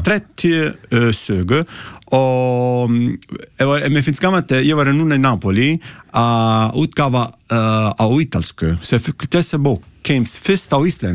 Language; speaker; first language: Icelandic; non-native, learner; Italian